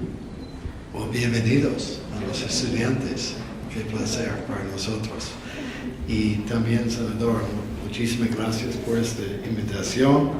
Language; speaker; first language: Spanish; non-native, fluent; English